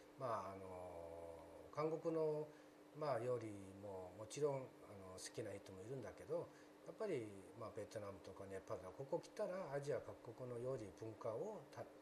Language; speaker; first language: Japanese; non-native, fluent; Korean